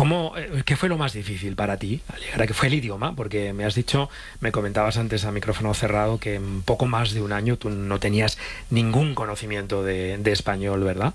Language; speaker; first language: Spanish; native; Spanish